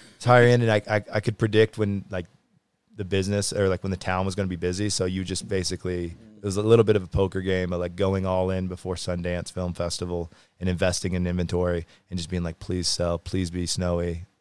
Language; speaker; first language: English; native; English